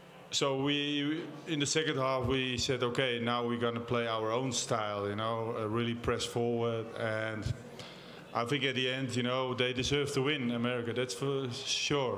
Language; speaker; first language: English; non-native, fluent; Dutch